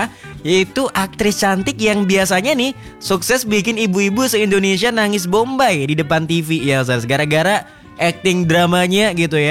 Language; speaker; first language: Indonesian; native; Indonesian